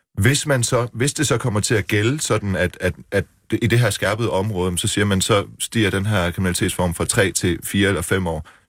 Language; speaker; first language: Danish; early bilingual, other home language; Persian